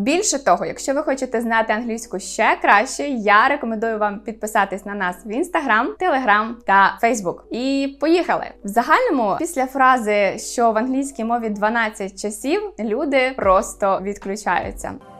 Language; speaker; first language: Ukrainian; native; Ukrainian